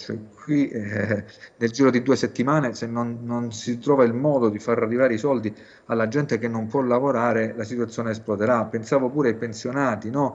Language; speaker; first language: Italian; native; Italian